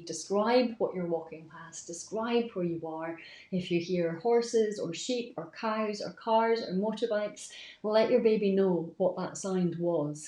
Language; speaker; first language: English; native; English